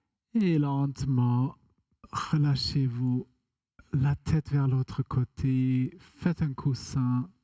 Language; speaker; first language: French; non-native, fluent; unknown